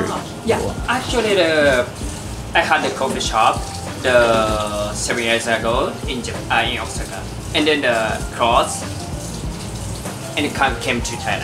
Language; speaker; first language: English; non-native, learner; Japanese